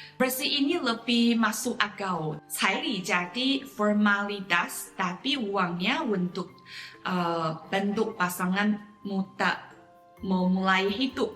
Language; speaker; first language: Indonesian; non-native, fluent; Chinese